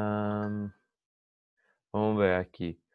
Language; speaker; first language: Portuguese; non-native, fluent; English